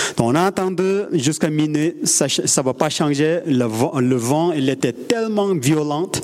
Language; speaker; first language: French; non-native, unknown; Sherpa